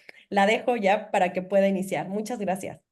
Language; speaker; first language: Spanish; native; Spanish